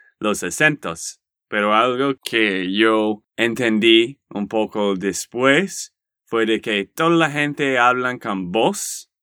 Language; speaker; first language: Spanish; non-native, learner; English